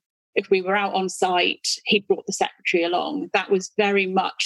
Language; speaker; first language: English; native; English